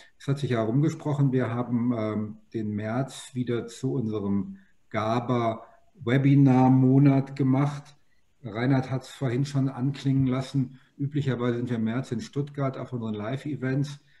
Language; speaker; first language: German; native; German